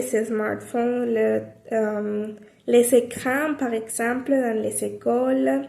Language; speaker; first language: French; non-native, learner; Spanish